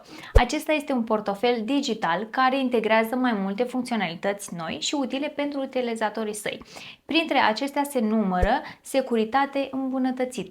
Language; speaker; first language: Romanian; native; Romanian